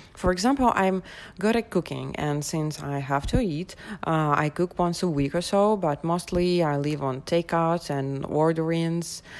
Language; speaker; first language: English; non-native, fluent; Russian